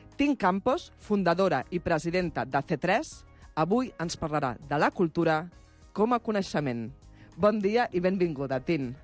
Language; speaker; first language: Catalan; native; Catalan